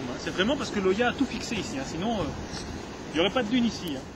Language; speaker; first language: French; native; French